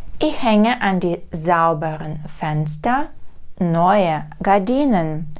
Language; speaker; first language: German; non-native, fluent; Ukrainian